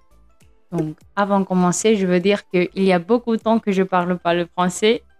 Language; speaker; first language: French; non-native, fluent; Spanish